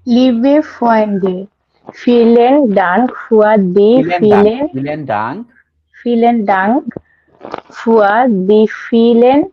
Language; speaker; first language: German; non-native, learner; Bangla